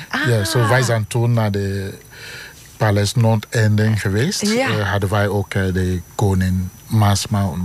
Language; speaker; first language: Dutch; non-native, learner; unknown